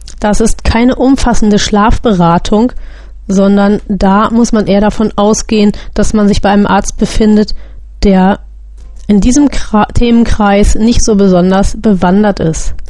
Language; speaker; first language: German; native; German